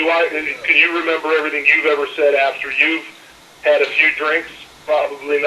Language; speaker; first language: English; native; English